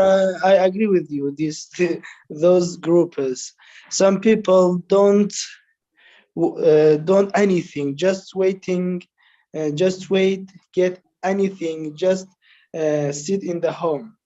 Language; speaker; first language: English; non-native, learner; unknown